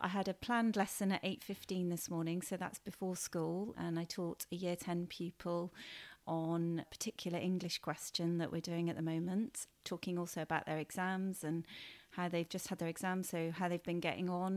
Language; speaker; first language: English; native; English